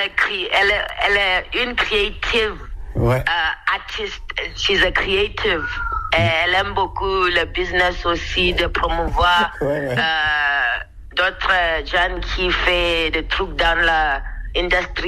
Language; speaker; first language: French; non-native, learner; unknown